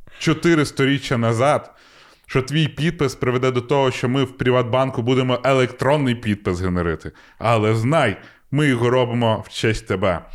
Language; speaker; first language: Ukrainian; non-native, local second language; Russian